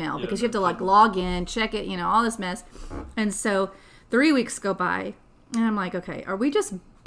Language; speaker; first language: English; native; English